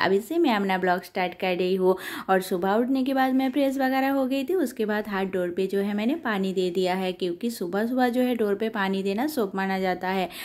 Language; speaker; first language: Hindi; non-native, local second language; Bangla